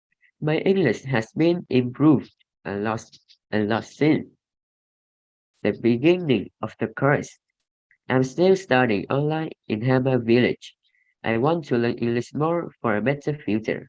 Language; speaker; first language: English; non-native, learner; Vietnamese